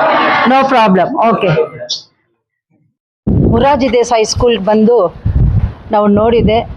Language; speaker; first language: Kannada; non-native, local second language; Tamil